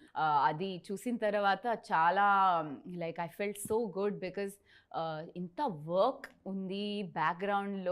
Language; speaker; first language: Telugu; non-native, learner; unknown